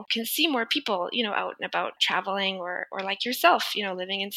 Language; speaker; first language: English; native; English